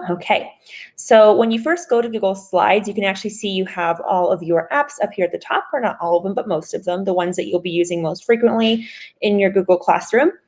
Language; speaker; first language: English; native; English